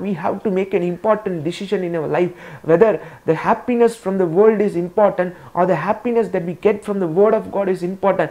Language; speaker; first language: English; non-native, local second language; Tamil